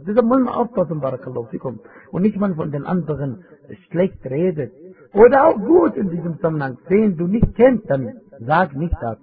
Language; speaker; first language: German; non-native, fluent; Arabic